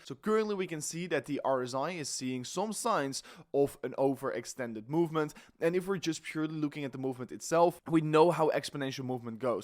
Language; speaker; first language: English; non-native, fluent; Dutch